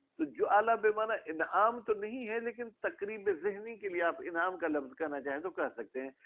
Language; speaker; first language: Urdu; non-native, local second language; Sindhi